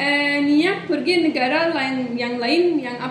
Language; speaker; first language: Indonesian; non-native, learner; Turkish